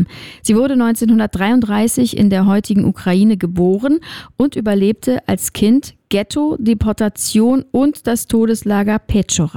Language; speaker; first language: German; native; German